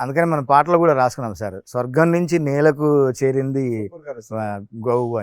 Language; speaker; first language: Telugu; native; Telugu